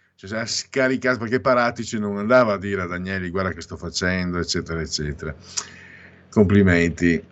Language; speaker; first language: Italian; non-native, local second language; Friulian